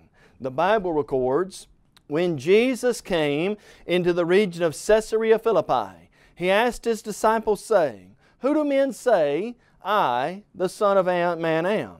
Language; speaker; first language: English; native; English